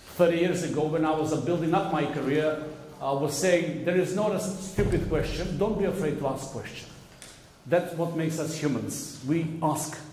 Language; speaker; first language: English; non-native, fluent; Macedonian